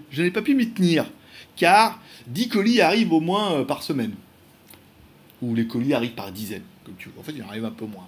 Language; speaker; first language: French; native; French